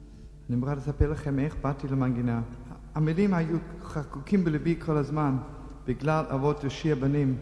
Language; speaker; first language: Hebrew; non-native, fluent; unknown